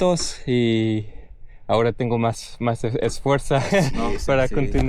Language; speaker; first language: Spanish; non-native, learner; English